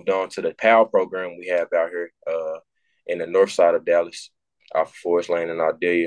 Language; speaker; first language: English; native; English